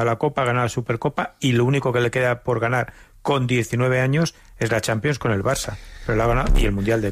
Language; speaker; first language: Spanish; native; Spanish